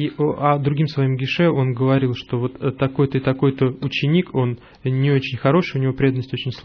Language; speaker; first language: Russian; native; Russian